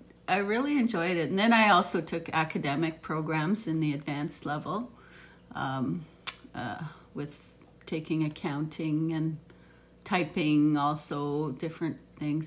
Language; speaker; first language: English; early bilingual, other home language; Italian